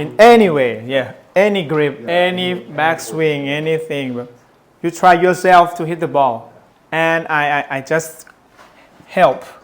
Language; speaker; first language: English; non-native, learner; Thai